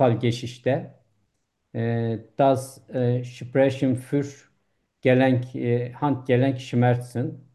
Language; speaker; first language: German; non-native, learner; Turkish